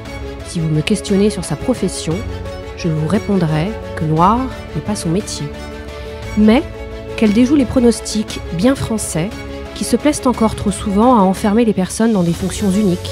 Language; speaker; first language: French; native; French